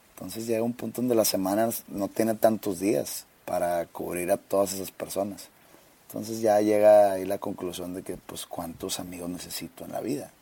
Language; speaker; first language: Spanish; native; Spanish